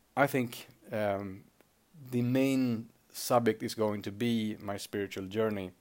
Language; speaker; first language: English; non-native, fluent; Swedish